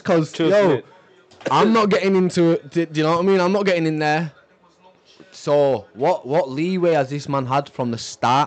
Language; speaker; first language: English; native; English